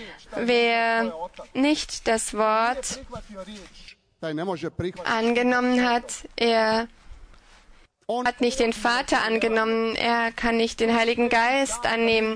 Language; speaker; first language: German; non-native, fluent; Croatian